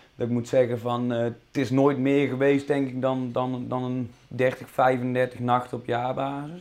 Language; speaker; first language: Dutch; native; Dutch